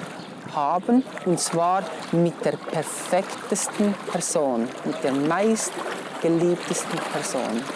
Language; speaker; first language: German; non-native, fluent; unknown